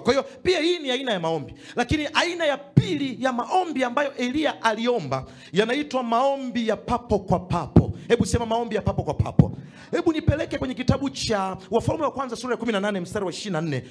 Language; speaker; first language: Swahili; native; Swahili